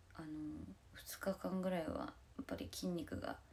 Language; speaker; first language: Japanese; native; Japanese